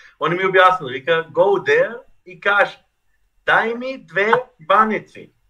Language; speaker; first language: Macedonian; non-native, fluent; German